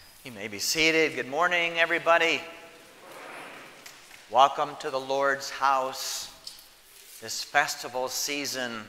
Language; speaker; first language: English; native; English